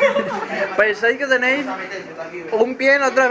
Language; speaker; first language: Spanish; native; Spanish